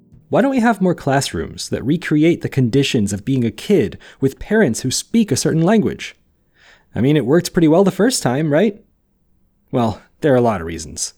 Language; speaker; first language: English; native; English